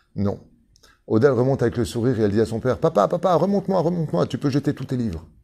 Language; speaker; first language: French; native; French